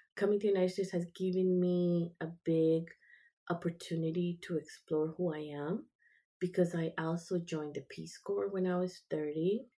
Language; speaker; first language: English; early bilingual, other home language; Spanish